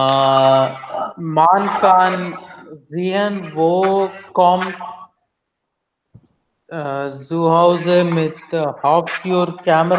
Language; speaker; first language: German; non-native, learner; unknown